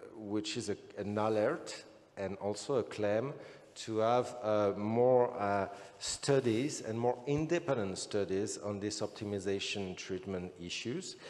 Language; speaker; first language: English; non-native, fluent; French